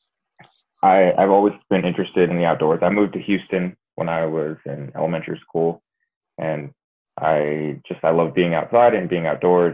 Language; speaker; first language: English; native; English